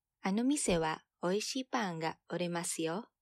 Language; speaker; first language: Japanese; non-native, fluent; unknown